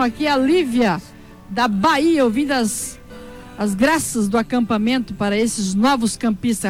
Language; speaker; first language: Portuguese; native; Portuguese